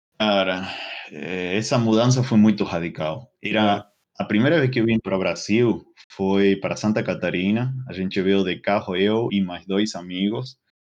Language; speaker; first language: Portuguese; non-native, fluent; Spanish